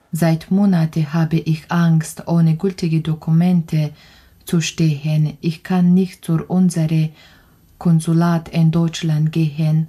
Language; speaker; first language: German; non-native, learner; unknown